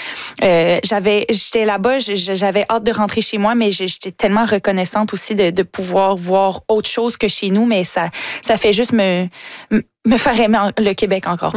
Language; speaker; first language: French; native; French